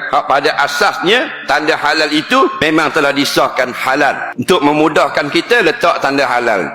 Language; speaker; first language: Malay; native; Malay